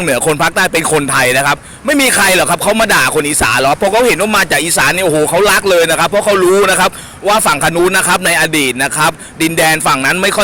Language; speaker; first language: Thai; native; Thai